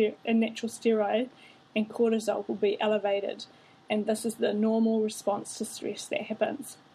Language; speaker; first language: English; native; English